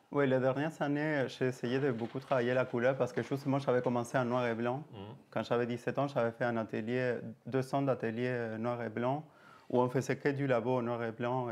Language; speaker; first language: French; native; French